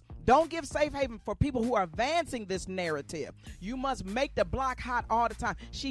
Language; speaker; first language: English; native; English